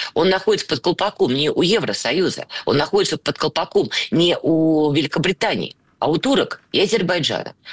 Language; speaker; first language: Russian; native; Russian